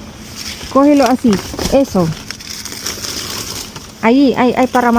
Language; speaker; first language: Spanish; non-native, learner; Filipino